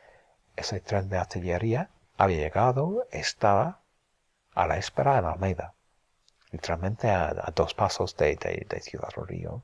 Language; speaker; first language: Spanish; non-native, fluent; English